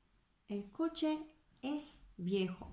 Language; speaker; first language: Spanish; non-native, fluent; Turkish